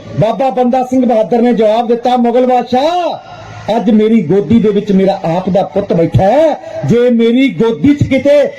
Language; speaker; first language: Punjabi; non-native, local second language; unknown